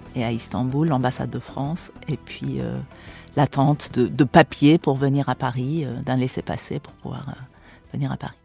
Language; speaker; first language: French; non-native, fluent; Persian